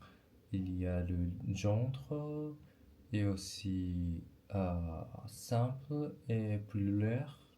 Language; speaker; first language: French; non-native, learner; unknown